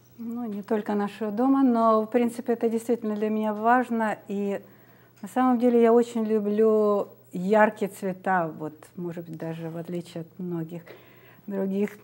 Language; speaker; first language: Russian; native; Russian